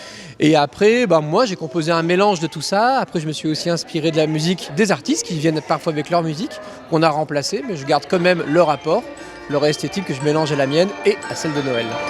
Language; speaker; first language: French; native; French